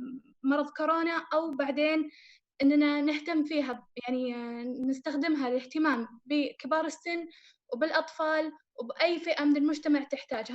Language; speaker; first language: Arabic; native; Arabic